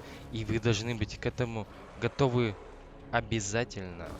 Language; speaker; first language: Russian; native; Russian